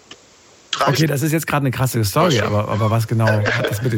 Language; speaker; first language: German; native; German